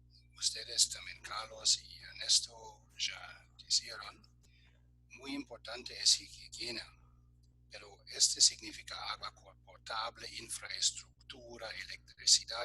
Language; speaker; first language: Spanish; non-native, fluent; German